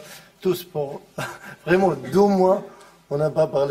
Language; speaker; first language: French; non-native, learner; Arabic